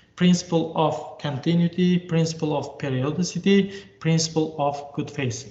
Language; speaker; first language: English; non-native, fluent; Uzbek